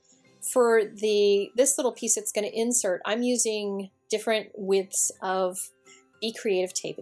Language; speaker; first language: English; native; English